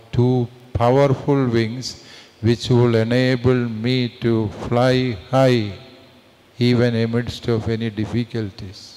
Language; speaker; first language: English; non-native, local second language; Malayalam